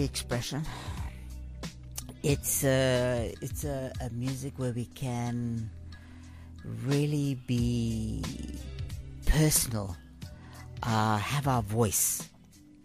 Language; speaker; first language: English; native; English